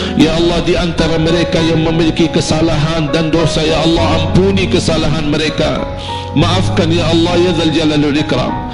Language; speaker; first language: Malay; non-native, fluent; Arabic